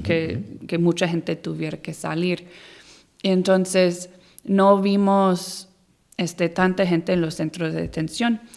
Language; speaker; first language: Spanish; non-native, fluent; English